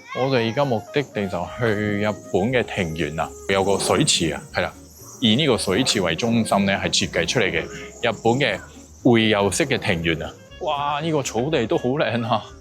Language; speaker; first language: Cantonese; non-native, fluent; Japanese